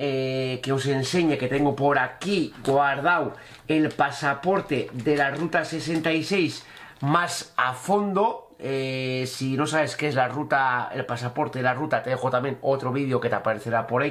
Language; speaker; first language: Spanish; native; Spanish